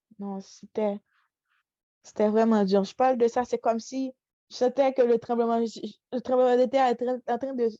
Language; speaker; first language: French; non-native, local second language; Haitian Creole